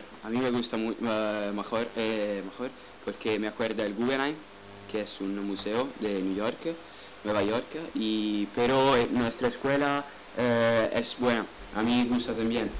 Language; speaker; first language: Spanish; non-native, learner; Italian